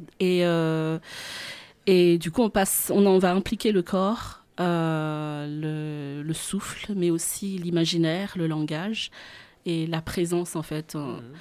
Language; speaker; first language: French; non-native, local second language; Malagasy